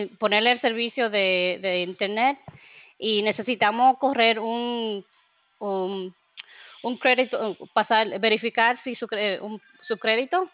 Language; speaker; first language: Spanish; early bilingual, other home language; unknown